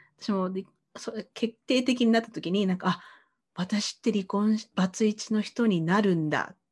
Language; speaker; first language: Japanese; native; Japanese